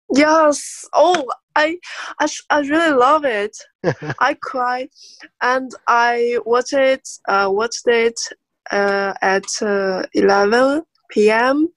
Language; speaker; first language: English; non-native, learner; Chinese